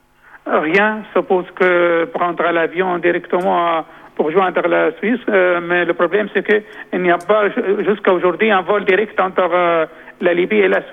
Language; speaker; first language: French; non-native, local second language; Arabic